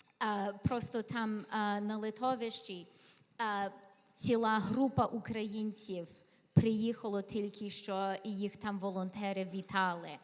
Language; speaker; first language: Ukrainian; early bilingual, heritage; Ukrainian